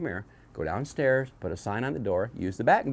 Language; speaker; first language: English; native; English